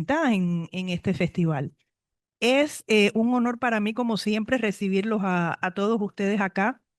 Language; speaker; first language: Spanish; native; Spanish